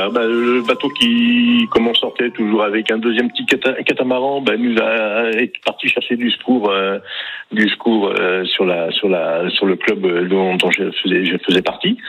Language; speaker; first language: French; native; French